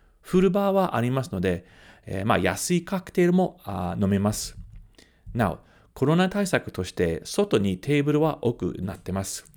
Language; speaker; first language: Japanese; early bilingual, heritage; Japanese